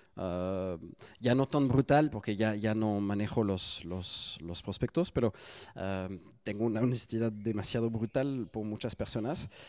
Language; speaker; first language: Spanish; non-native, fluent; French